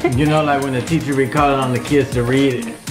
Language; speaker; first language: English; native; English